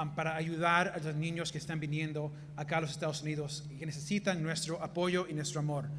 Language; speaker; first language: Spanish; early bilingual, heritage; Spanish